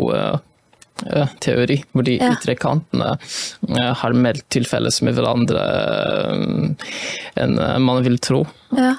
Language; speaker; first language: Norwegian; non-native, fluent; Polish